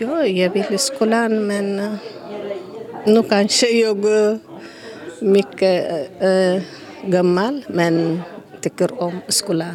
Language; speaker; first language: Swedish; non-native, learner; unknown